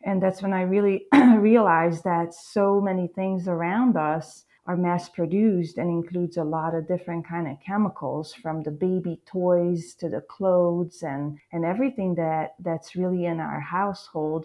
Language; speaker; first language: English; non-native, fluent; Hungarian